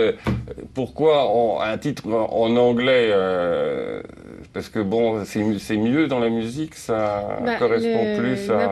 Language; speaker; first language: French; native; French